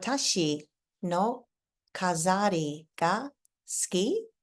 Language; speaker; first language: Japanese; non-native, fluent; English